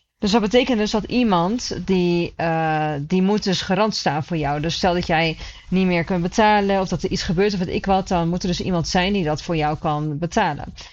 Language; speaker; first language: Dutch; native; Dutch